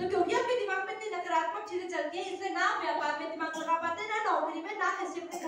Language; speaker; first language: Hindi; native; Hindi